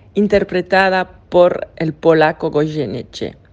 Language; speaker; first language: Spanish; non-native, fluent; French